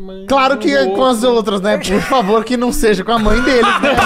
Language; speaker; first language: Portuguese; native; Portuguese